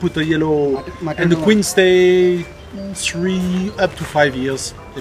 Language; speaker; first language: English; non-native, learner; French